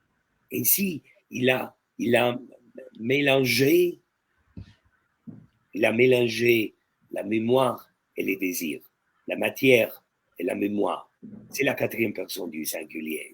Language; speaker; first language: French; non-native, fluent; Italian